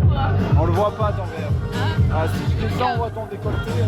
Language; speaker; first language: French; native; French